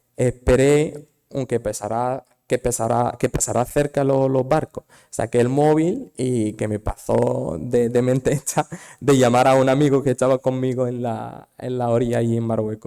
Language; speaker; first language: Spanish; non-native, fluent; Arabic